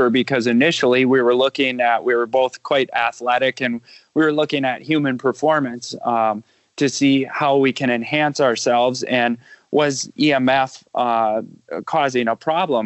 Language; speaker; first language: English; native; English